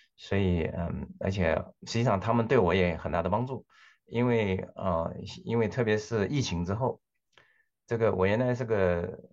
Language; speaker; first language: Chinese; non-native, local second language; Cantonese